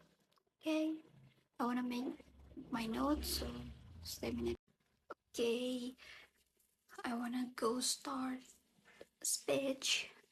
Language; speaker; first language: English; non-native, learner; Indonesian